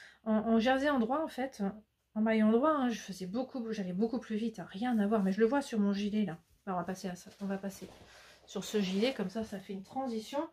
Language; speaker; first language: French; native; French